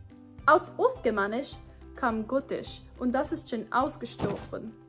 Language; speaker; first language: German; non-native, fluent; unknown